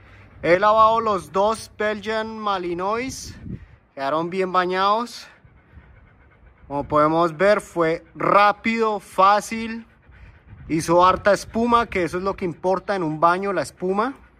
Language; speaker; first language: Spanish; native; Spanish